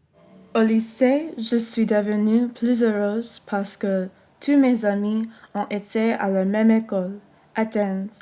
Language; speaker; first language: French; non-native, learner; English